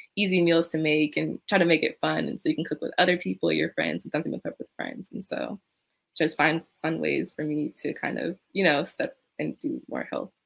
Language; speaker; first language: English; native; English